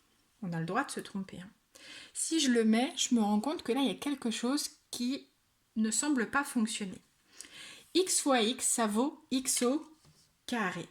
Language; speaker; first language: French; native; French